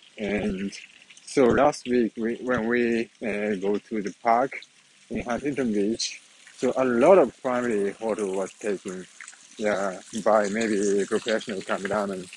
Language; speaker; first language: English; non-native, fluent; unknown